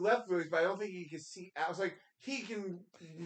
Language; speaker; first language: English; native; English